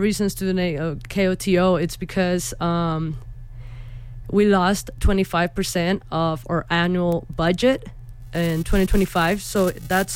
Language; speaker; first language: English; non-native, fluent; Spanish